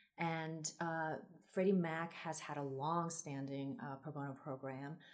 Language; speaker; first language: English; early bilingual, other home language; Min Nan Chinese